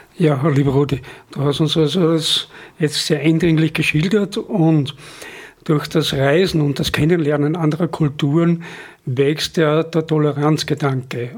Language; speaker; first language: German; native; German